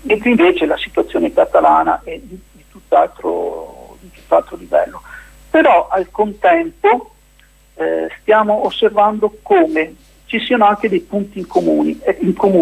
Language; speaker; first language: Italian; native; Italian